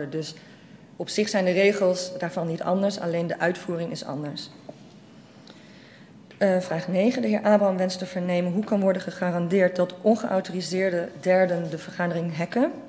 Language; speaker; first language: Dutch; native; Dutch